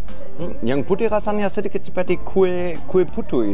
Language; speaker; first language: Indonesian; non-native, fluent; German